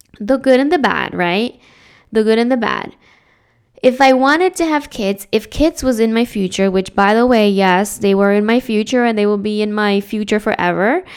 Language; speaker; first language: English; early bilingual, other home language; Spanish